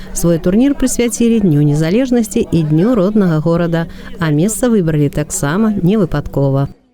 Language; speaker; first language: Belarusian; native; Belarusian